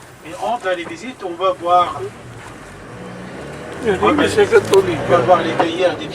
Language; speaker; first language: French; non-native, fluent; Arabic